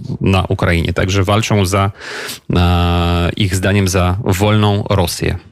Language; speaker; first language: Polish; non-native, fluent; Ukrainian